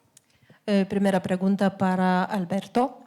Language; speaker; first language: Spanish; non-native, fluent; Lithuanian